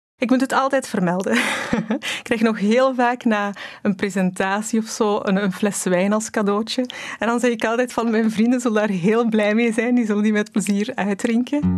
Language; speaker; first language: Dutch; early bilingual, other home language; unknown